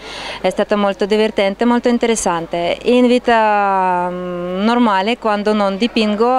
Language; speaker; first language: Italian; non-native, learner; Russian